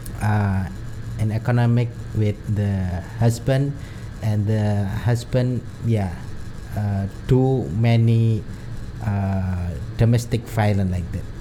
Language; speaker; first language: English; non-native, learner; Indonesian